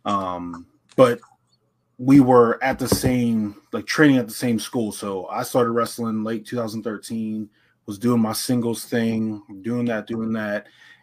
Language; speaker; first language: English; native; English